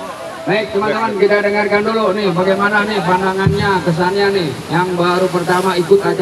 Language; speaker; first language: Indonesian; native; Indonesian